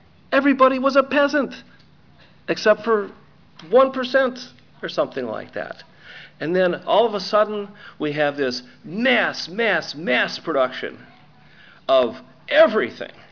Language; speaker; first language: English; native; English